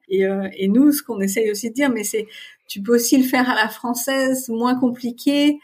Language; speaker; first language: French; native; French